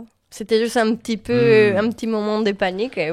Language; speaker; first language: French; non-native, learner; Spanish